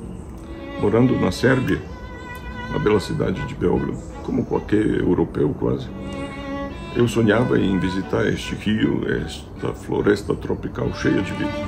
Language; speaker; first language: Portuguese; non-native, fluent; Serbian